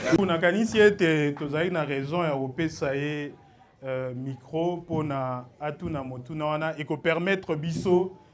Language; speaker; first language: Lingala; native; Lingala